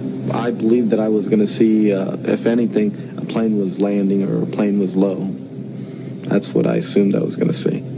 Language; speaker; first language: English; native; English